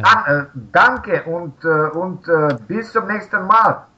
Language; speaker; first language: German; non-native, learner; Russian